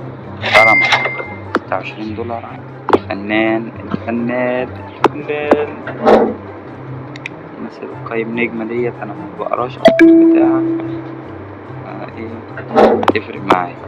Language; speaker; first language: Arabic; native; Arabic